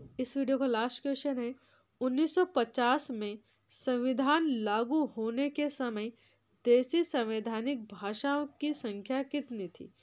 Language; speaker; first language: Hindi; native; Hindi